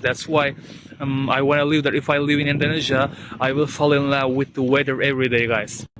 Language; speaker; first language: English; non-native, fluent; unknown